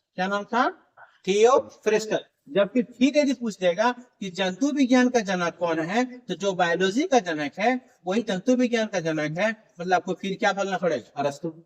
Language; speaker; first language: Hindi; native; Hindi